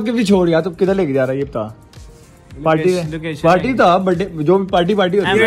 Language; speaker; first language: Urdu; non-native, local second language; Punjabi